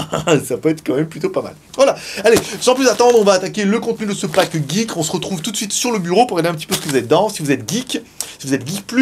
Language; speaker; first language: French; native; French